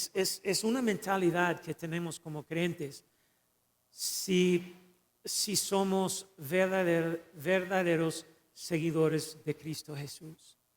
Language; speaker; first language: Spanish; non-native, fluent; English